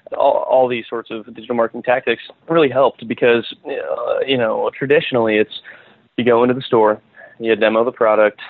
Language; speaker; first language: English; native; English